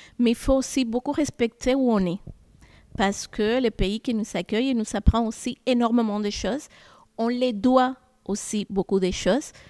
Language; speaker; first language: French; non-native, fluent; Spanish